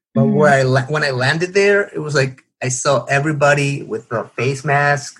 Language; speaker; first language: English; non-native, fluent; Spanish